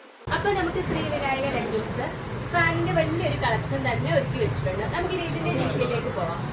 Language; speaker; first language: Malayalam; native; Malayalam